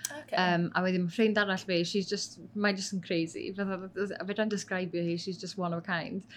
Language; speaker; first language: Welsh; native; Welsh